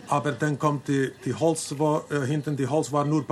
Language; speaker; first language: German; non-native, learner; Finnish